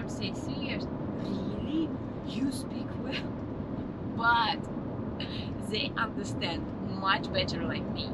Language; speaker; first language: English; non-native, learner; Russian